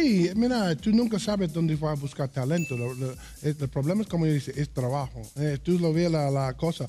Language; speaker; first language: Spanish; non-native, learner; English